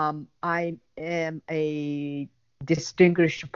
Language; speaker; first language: English; non-native, learner; Chinese